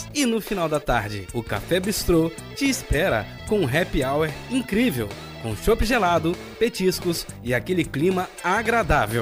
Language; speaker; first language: Portuguese; native; Portuguese